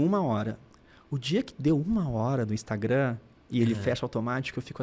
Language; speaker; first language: Portuguese; native; Portuguese